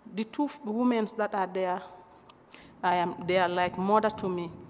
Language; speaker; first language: English; non-native, local second language; Mandingo